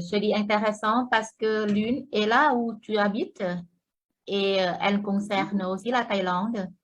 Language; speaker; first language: French; non-native, fluent; Thai